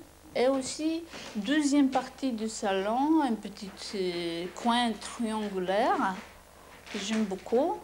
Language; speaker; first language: French; non-native, fluent; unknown